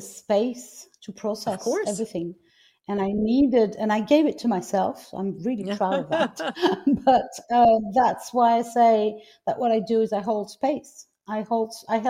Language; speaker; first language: English; non-native, fluent; Greek